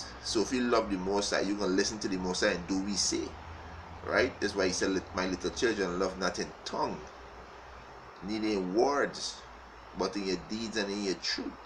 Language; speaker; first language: English; native; English